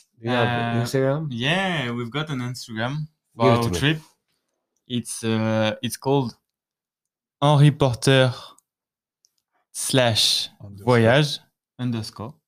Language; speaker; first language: English; non-native, learner; French